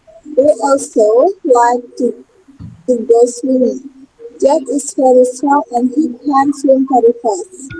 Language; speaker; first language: English; non-native, learner; Indonesian